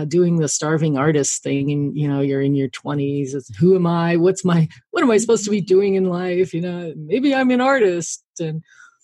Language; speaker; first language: English; native; English